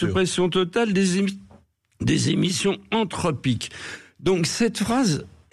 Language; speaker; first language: French; native; French